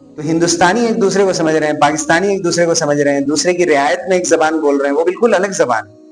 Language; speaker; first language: Urdu; native; Urdu